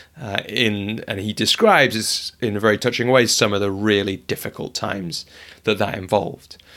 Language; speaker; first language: English; native; English